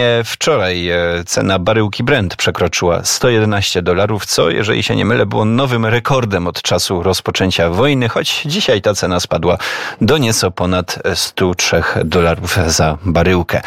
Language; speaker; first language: Polish; native; Polish